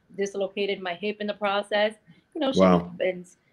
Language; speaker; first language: English; native; English